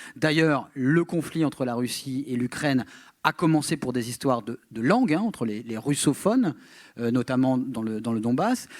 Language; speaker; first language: French; native; French